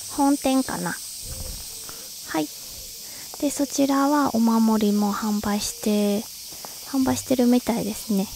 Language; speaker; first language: Japanese; non-native, fluent; Chinese